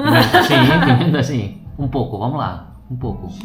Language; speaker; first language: Portuguese; non-native, learner; Indonesian